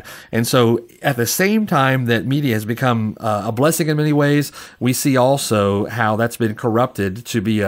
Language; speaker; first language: English; native; English